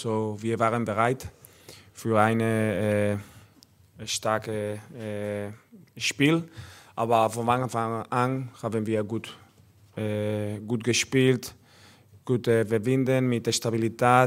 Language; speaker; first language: German; non-native, learner; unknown